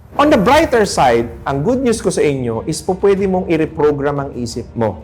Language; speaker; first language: Filipino; native; Filipino